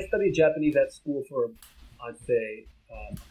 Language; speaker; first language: English; early bilingual, other home language; Vietnamese